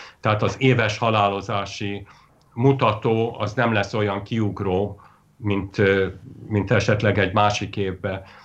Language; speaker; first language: Hungarian; native; Hungarian